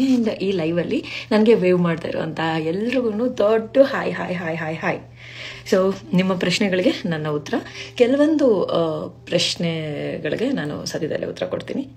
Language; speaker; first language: Kannada; non-native, local second language; Kodava